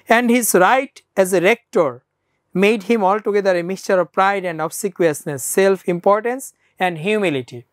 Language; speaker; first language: English; non-native, local second language; Bangla